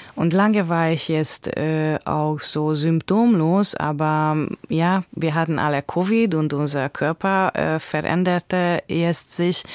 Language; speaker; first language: German; non-native, fluent; Hungarian